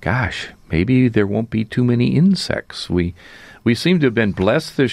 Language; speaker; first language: English; native; English